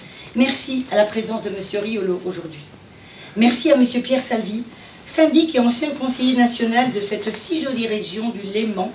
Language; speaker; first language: French; native; French